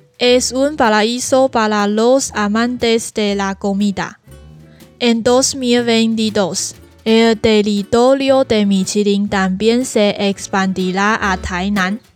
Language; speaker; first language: Spanish; non-native, learner; Chinese